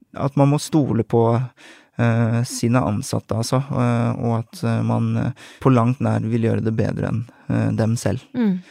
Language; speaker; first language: Norwegian; early bilingual, other home language; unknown